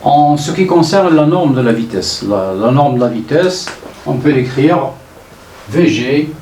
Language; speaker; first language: French; non-native, local second language; Arabic